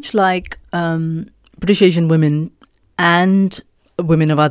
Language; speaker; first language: English; non-native, local second language; Malayalam